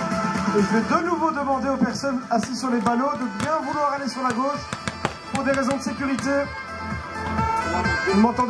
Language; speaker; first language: French; native; French